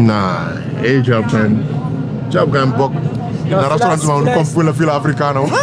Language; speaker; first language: German; non-native, learner; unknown